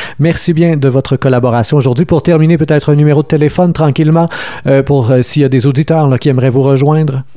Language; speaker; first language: French; native; French